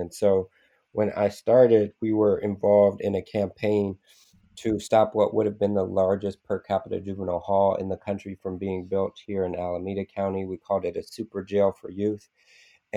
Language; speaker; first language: English; native; English